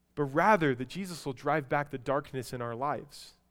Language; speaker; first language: English; native; English